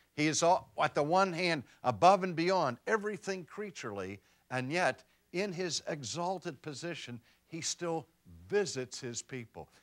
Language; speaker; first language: English; native; English